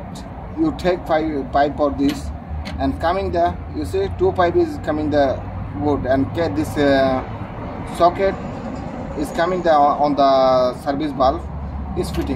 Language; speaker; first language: English; non-native, learner; Bangla